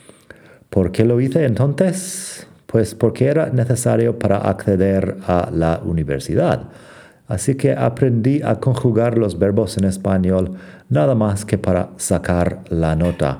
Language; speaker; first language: Spanish; non-native, fluent; English